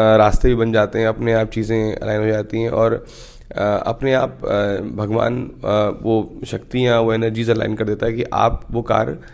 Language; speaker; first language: Hindi; native; Hindi